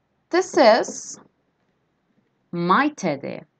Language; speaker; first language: English; non-native, fluent; Turkish